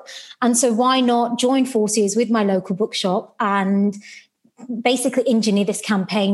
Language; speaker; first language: English; non-native, local second language; Sylheti